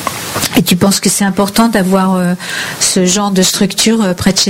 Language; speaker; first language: French; native; French